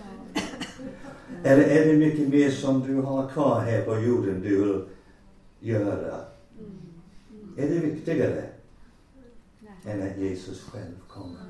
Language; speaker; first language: Swedish; non-native, fluent; English